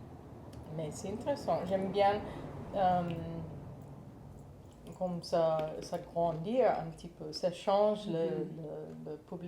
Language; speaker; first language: French; non-native, learner; English